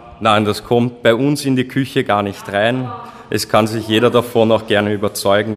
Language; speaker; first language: German; native; German